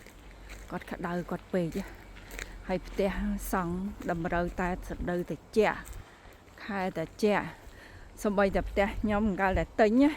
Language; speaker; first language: Khmer; native; Khmer